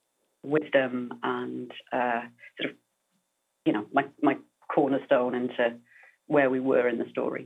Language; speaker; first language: English; native; English